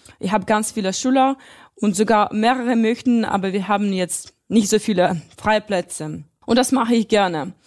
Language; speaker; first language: German; non-native, fluent; Russian